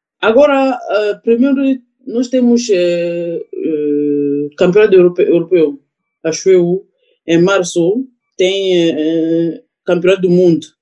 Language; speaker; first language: Portuguese; non-native, learner; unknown